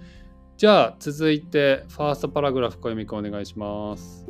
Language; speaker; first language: Japanese; native; Japanese